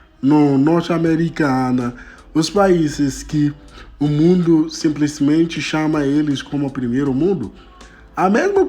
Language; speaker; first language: Portuguese; non-native, fluent; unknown